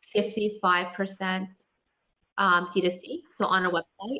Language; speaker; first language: English; native; English